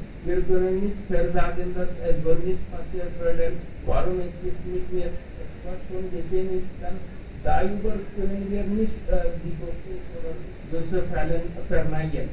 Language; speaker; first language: German; non-native, learner; Hindi